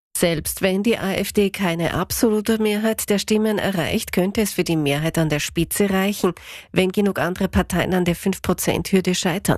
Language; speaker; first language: German; native; German